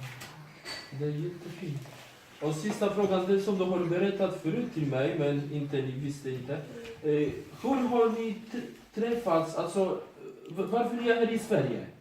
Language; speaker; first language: Swedish; non-native, fluent; Polish